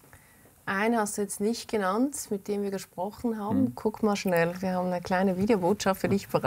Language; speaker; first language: German; native; German